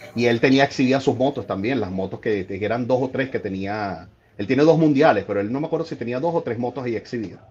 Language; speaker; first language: Spanish; native; Spanish